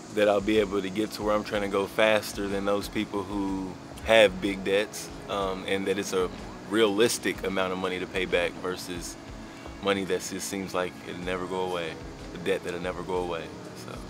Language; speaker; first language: English; native; English